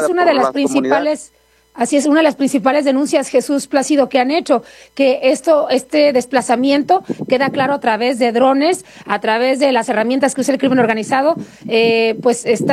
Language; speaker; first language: Spanish; native; Spanish